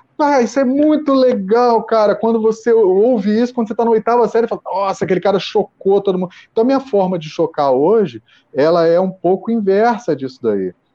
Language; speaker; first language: Portuguese; native; Portuguese